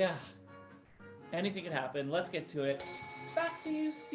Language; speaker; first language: English; native; English